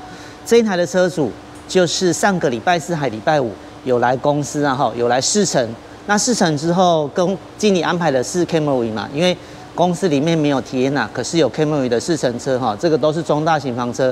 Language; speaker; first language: Chinese; native; Chinese